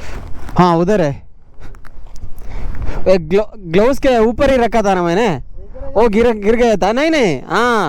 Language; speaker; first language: Hindi; non-native, local second language; Kannada